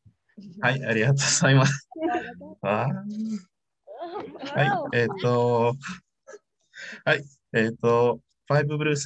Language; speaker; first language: Japanese; non-native, learner; Spanish